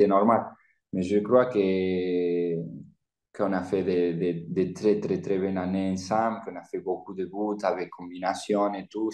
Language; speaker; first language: French; non-native, fluent; Spanish